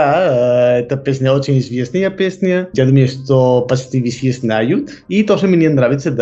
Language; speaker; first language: Russian; non-native, learner; Spanish